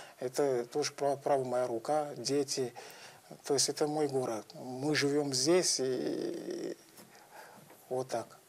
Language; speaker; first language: Russian; non-native, fluent; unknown